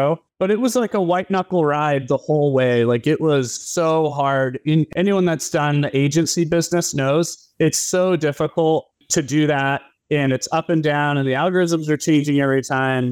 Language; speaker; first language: English; native; English